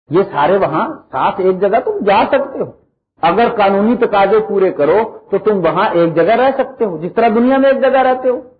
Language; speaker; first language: Urdu; non-native, local second language; Punjabi